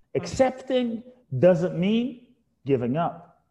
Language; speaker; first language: English; native; English